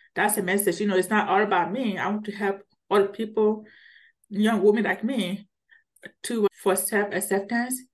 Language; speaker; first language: English; early bilingual, other home language; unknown